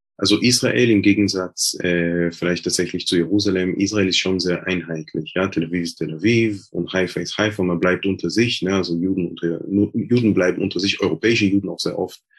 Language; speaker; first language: German; non-native, fluent; Hebrew